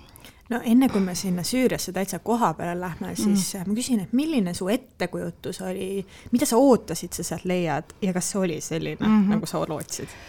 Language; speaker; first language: Estonian; native; Estonian